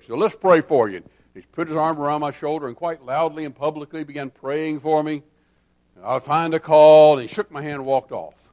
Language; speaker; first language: English; native; English